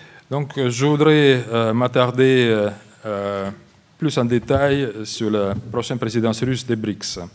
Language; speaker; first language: French; non-native, fluent; Russian